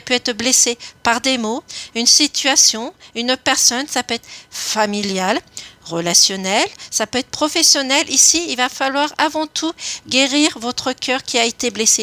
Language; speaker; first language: French; native; French